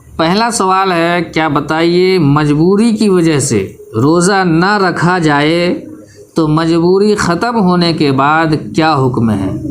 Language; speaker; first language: Urdu; native; Urdu